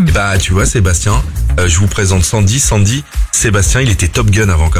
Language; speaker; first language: French; native; French